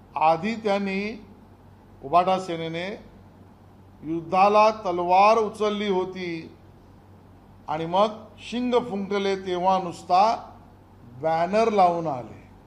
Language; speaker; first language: Marathi; native; Marathi